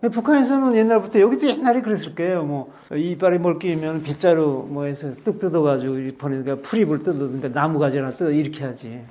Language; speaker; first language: Korean; native; Korean